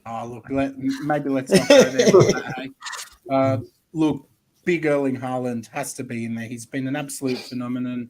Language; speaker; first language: English; native; English